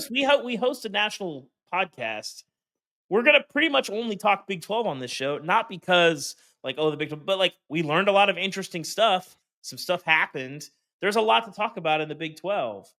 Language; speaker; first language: English; native; English